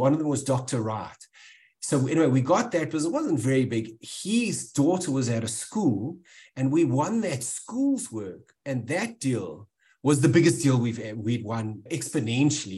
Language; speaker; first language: English; native; English